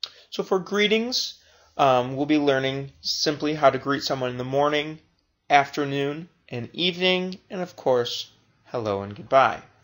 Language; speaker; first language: English; native; English